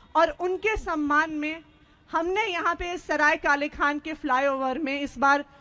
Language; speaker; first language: Hindi; native; Hindi